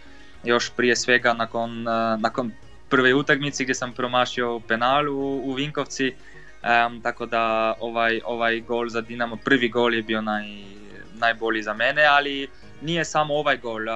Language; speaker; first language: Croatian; non-native, fluent; Polish